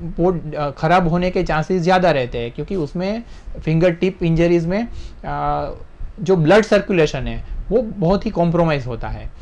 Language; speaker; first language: Hindi; non-native, local second language; Gujarati